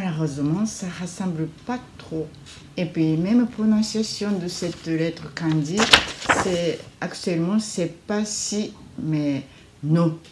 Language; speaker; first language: French; non-native, learner; Japanese